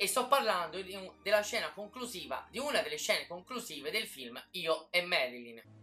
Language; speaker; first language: Italian; native; Italian